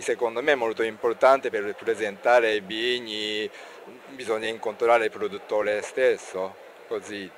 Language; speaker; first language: Italian; non-native, learner; Japanese